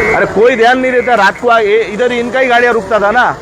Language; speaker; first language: Hindi; non-native, local second language; Marathi